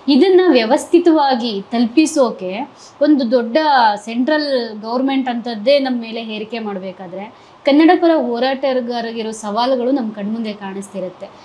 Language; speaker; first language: Kannada; native; Kannada